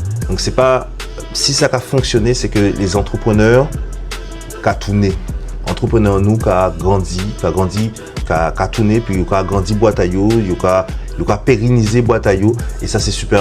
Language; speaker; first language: French; non-native, local second language; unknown